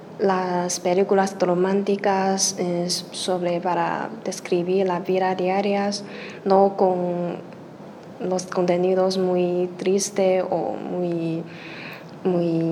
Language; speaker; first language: Spanish; non-native, learner; Chinese